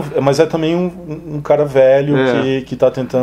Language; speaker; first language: Portuguese; native; Portuguese